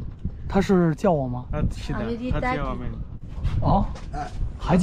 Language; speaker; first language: Chinese; native; Chinese